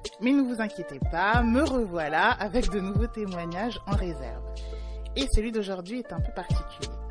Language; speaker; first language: French; native; French